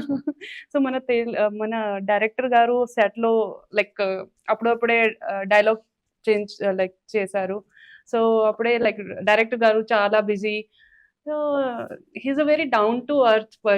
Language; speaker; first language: Telugu; non-native, learner; Hindi